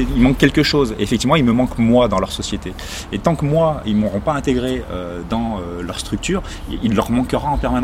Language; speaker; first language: French; native; French